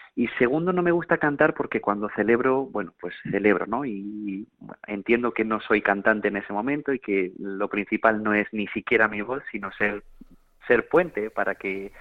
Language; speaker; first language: Spanish; native; Spanish